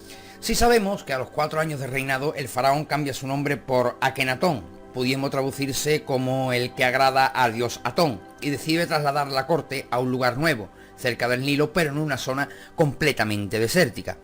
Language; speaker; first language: Spanish; native; Spanish